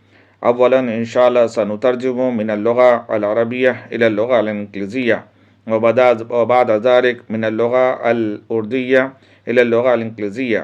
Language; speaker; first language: Arabic; non-native, learner; Urdu